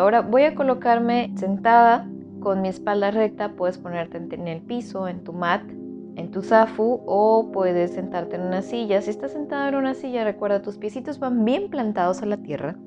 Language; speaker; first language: Spanish; native; Spanish